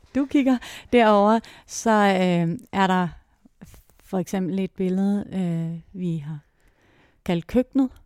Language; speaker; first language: Danish; native; Danish